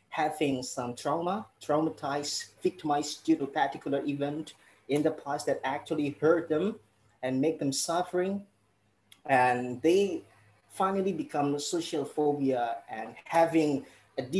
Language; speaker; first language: English; non-native, fluent; Indonesian